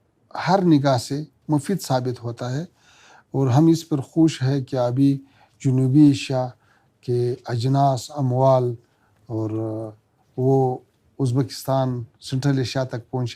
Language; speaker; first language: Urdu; non-native, learner; Pashto